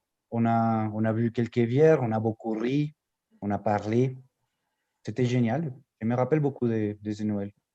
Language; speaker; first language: French; non-native, fluent; Spanish